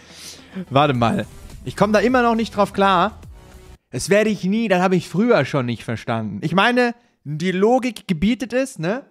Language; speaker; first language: German; native; German